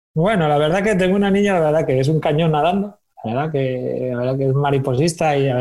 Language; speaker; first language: Spanish; native; Spanish